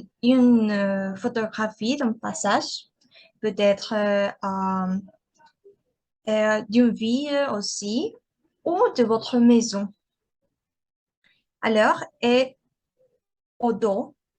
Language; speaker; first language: French; non-native, learner; Spanish